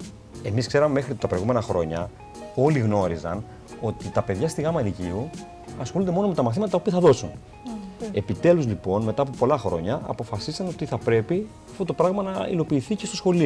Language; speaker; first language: Greek; native; Greek